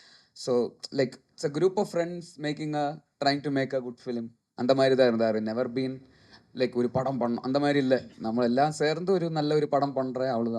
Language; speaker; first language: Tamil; non-native, learner; Malayalam